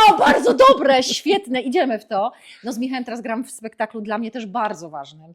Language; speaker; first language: Polish; native; Polish